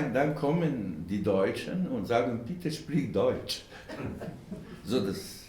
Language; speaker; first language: German; non-native, learner; Slovenian